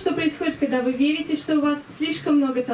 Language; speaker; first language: Russian; native; Russian